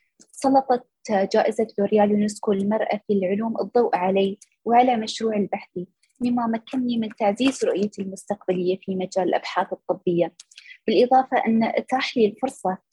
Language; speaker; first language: Arabic; native; Arabic